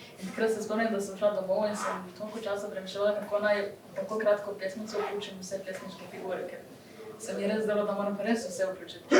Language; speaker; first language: Slovenian; early bilingual, other home language; Bosnian